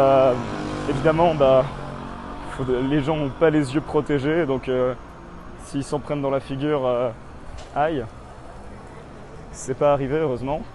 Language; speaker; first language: French; native; French